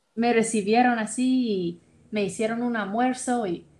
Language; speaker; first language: Spanish; non-native, fluent; English